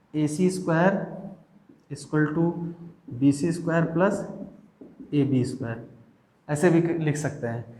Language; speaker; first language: Hindi; native; Hindi